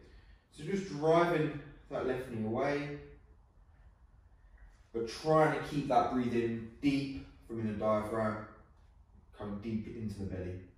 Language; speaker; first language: English; native; English